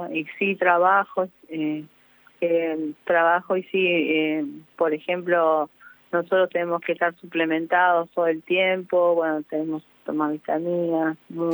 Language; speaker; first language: Spanish; native; Spanish